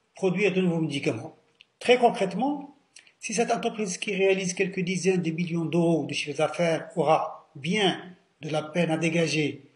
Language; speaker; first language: French; non-native, local second language; Arabic